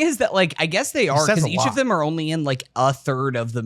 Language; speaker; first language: English; native; English